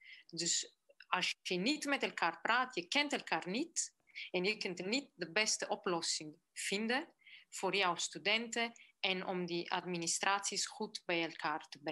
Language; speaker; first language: Dutch; non-native, fluent; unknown